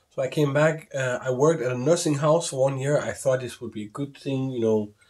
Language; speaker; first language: English; non-native, fluent; Danish